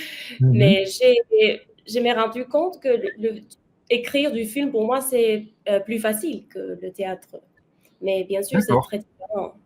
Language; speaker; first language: French; non-native, learner; Spanish